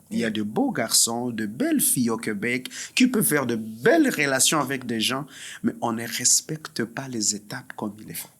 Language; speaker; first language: French; non-native, local second language; Swahili